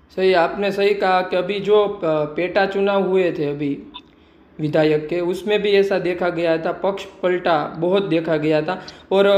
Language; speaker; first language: Hindi; non-native, local second language; Gujarati